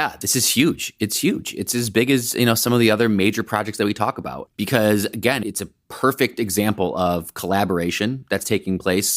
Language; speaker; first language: English; native; English